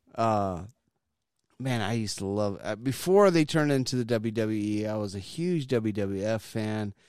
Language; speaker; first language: English; native; English